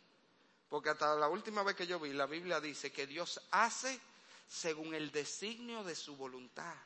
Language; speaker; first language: Spanish; native; Spanish